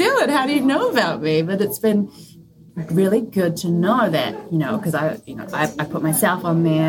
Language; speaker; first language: English; native; English